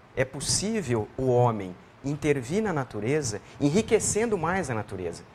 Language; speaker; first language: Portuguese; native; Portuguese